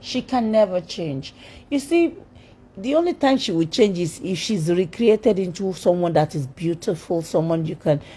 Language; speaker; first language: English; non-native, local second language; Yoruba